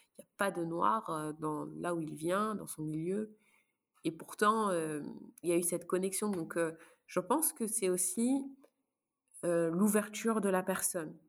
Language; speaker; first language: French; native; French